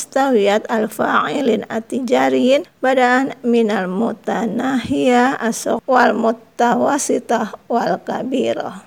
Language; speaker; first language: Arabic; non-native, fluent; Indonesian